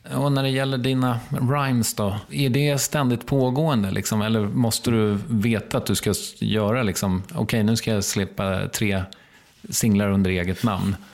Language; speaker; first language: Swedish; native; Swedish